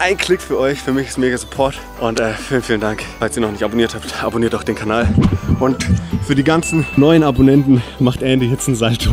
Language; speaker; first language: German; native; German